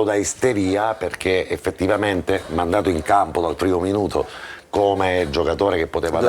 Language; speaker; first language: Italian; native; Italian